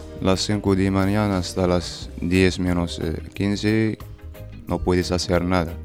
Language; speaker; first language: Spanish; non-native, learner; Berber languages